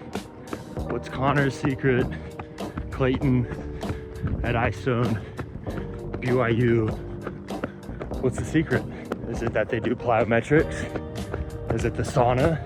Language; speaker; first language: English; native; English